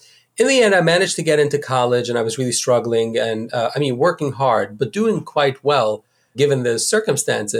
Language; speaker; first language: English; native; English